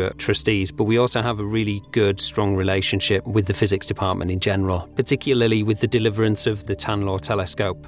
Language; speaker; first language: English; native; English